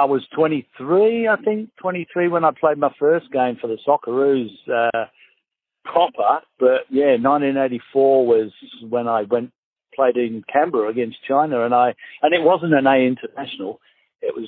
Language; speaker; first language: English; native; English